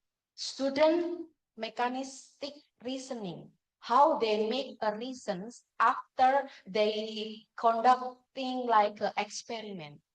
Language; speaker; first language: English; non-native, fluent; Indonesian